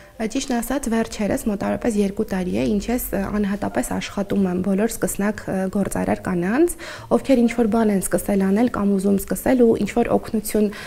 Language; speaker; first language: Armenian; native; Armenian